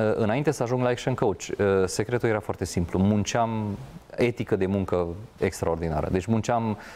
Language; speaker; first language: Romanian; non-native, local second language; Hungarian